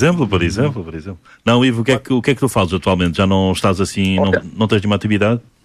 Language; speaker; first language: Portuguese; native; Portuguese